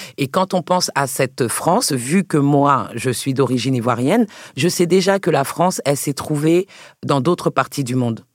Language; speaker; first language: French; native; French